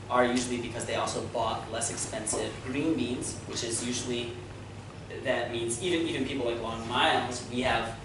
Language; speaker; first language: English; native; English